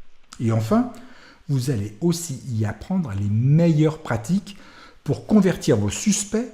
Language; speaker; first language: French; native; French